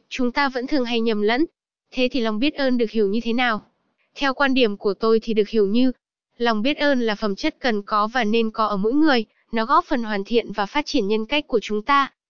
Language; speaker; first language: Vietnamese; non-native, local second language; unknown